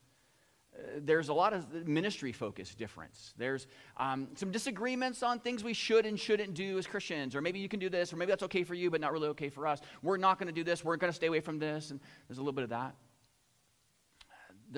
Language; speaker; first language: English; native; English